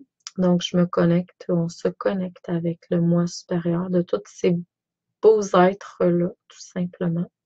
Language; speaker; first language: French; native; French